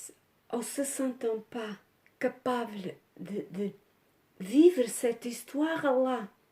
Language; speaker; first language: French; non-native, learner; Portuguese